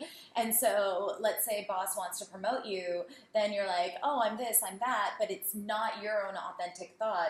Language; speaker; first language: English; native; English